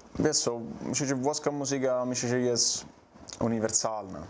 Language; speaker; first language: Polish; non-native, learner; Italian